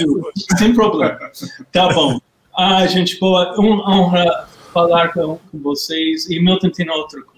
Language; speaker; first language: Portuguese; non-native, learner; English